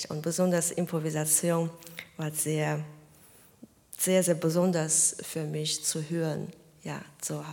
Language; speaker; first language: German; non-native, fluent; Chinese